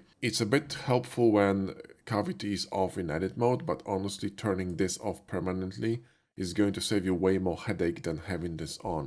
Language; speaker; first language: English; non-native, fluent; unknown